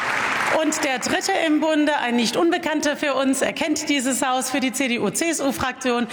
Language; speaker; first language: German; native; German